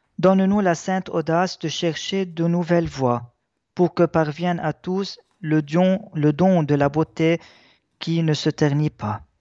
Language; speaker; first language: French; non-native, local second language; Arabic